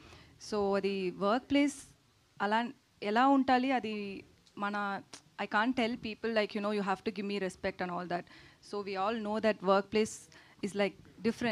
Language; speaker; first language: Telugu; non-native, fluent; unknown